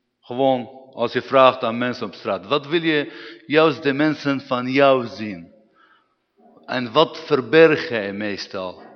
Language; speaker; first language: Dutch; non-native, fluent; Arabic